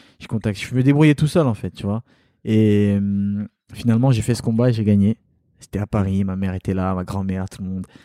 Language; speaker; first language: French; early bilingual, other home language; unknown